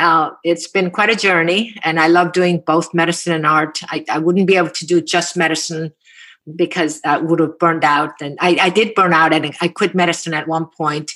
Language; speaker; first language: English; non-native, fluent; Korean